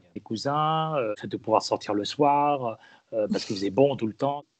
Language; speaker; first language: French; early bilingual, other home language; Spanish